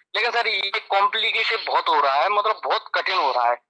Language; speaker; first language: Hindi; native; Hindi